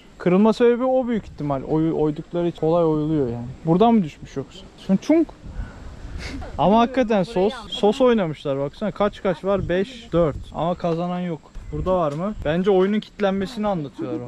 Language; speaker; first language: Turkish; native; Turkish